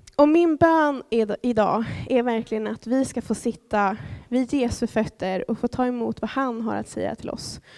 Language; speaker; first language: Swedish; native; Swedish